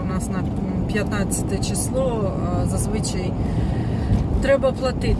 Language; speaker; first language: Ukrainian; non-native, local second language; Russian